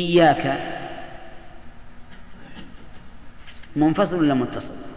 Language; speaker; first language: Arabic; native; Arabic